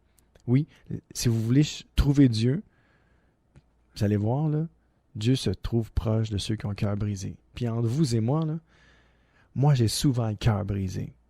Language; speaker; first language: French; native; French